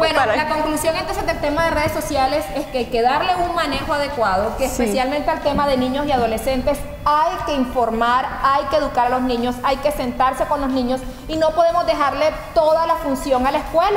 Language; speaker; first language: Spanish; native; Spanish